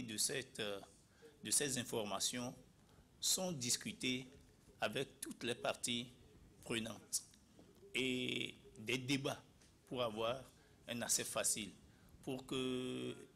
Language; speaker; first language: French; non-native, local second language; Ewe